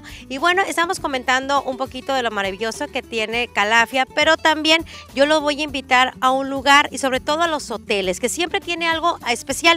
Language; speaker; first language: Spanish; native; Spanish